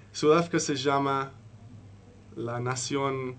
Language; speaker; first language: Spanish; non-native, learner; English